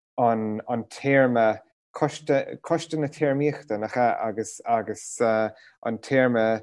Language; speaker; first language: Irish; non-native, local second language; English